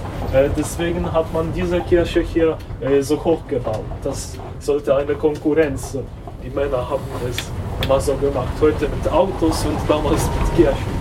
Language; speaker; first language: German; non-native, fluent; Polish